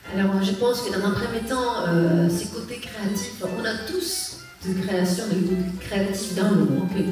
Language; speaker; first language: French; early bilingual, other home language; Spanish